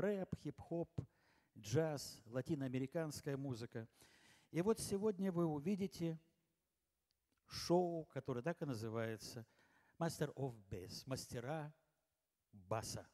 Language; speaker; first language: Russian; native; Russian